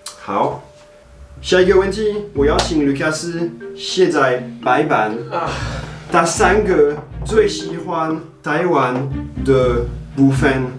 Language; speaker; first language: Chinese; non-native, fluent; French